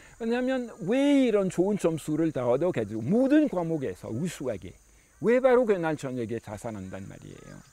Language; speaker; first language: Korean; non-native, fluent; French